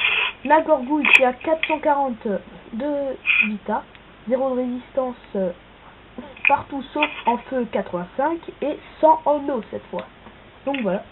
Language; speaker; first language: French; native; French